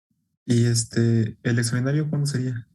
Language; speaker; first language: Spanish; native; Spanish